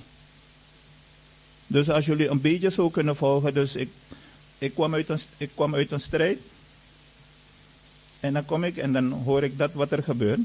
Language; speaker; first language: Dutch; non-native, fluent; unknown